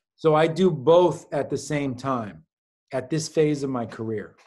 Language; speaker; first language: English; native; English